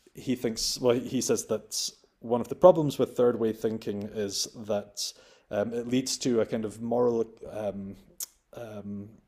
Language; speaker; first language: English; native; English